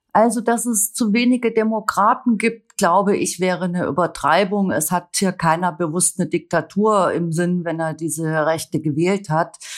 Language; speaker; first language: German; native; German